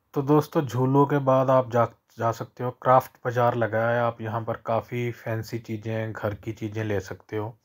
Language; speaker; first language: Hindi; non-native, local second language; Punjabi